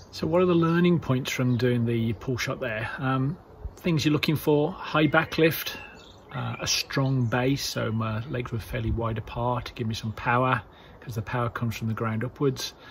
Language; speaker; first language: English; native; English